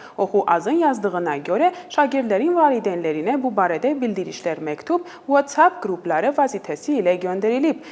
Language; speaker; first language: Azerbaijani; non-native, fluent; Armenian